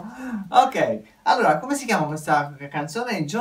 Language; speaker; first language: Italian; native; Italian